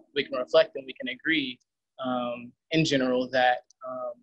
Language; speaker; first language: English; native; English